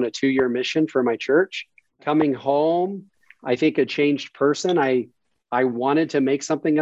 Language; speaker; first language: English; native; English